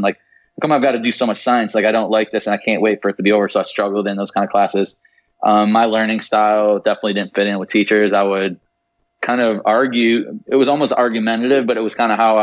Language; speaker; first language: English; native; English